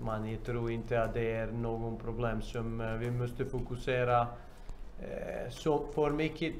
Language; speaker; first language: Swedish; non-native, fluent; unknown